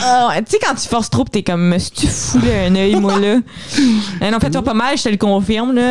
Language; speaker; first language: French; native; French